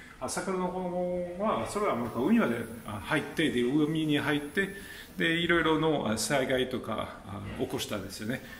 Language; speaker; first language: Japanese; non-native, fluent; French